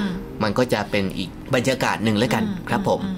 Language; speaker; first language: Thai; native; Thai